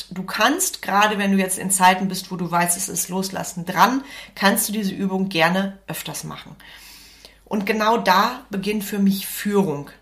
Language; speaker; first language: German; native; German